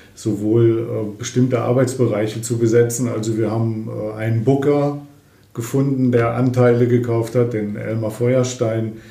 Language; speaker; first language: German; native; German